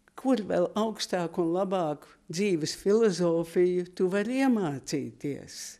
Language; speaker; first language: Latvian; early bilingual, heritage; Latvian